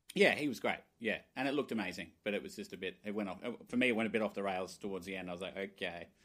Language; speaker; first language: English; native; English